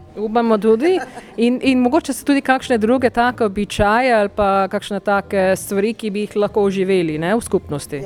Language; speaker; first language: Slovenian; early bilingual, heritage; Slovenian